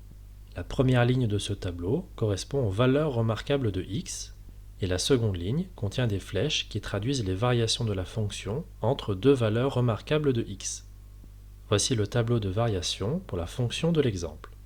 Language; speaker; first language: French; native; French